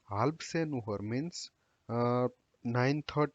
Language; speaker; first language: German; non-native, learner; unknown